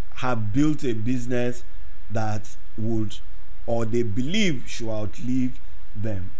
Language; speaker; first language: English; non-native, local second language; Yoruba